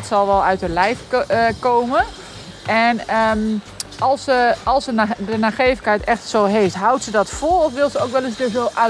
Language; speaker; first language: Dutch; native; Dutch